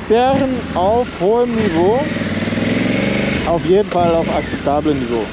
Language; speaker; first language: German; native; German